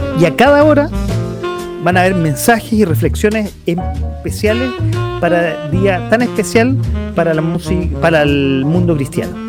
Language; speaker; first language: Spanish; native; Spanish